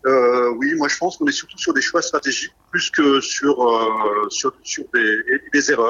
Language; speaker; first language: French; native; French